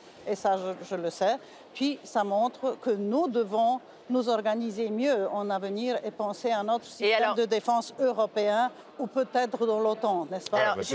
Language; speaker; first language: French; non-native, fluent; Polish